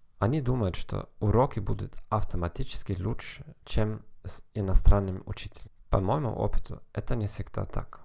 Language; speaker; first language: Russian; non-native, learner; German